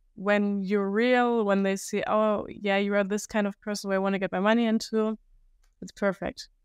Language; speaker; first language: English; non-native, fluent; German